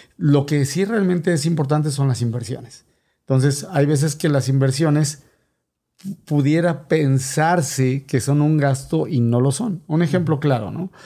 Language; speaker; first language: Spanish; native; Spanish